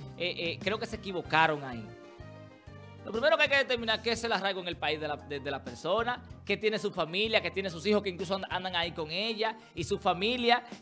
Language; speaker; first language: Spanish; native; Spanish